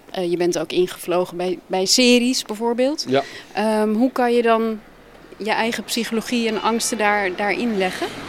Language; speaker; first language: Dutch; native; Dutch